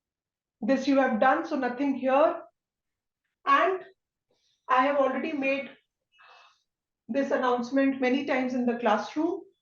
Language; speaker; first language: English; non-native, local second language; Hindi